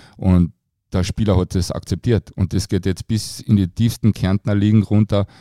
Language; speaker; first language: German; native; German